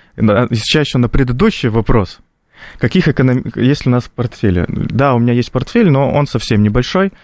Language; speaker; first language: Russian; native; Russian